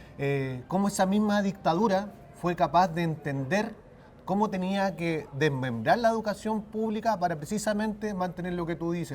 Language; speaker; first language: Spanish; native; Spanish